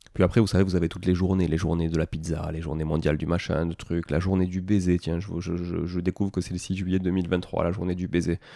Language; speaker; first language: French; native; French